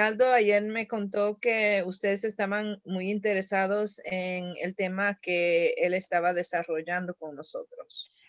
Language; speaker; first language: Spanish; early bilingual, heritage; Spanish